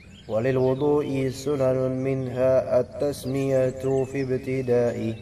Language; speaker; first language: Arabic; non-native, fluent; Indonesian